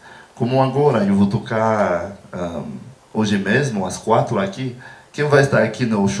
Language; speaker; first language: Portuguese; non-native, learner; Haitian Creole